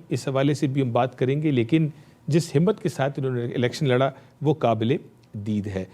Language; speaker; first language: Urdu; native; Urdu